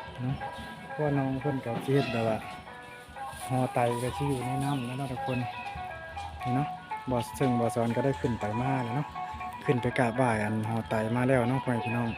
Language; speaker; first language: Thai; non-native, local second language; Lao